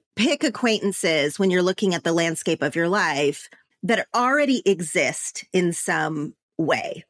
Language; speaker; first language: English; native; English